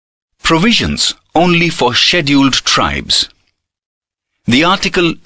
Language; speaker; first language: English; non-native, local second language; Gujarati